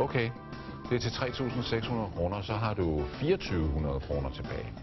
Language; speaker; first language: Danish; native; Danish